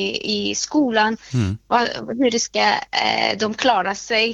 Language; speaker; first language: Swedish; non-native, fluent; Persian